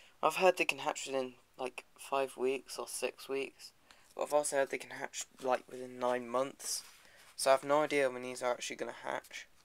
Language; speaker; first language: English; native; English